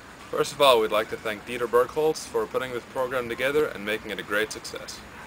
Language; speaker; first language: English; native; English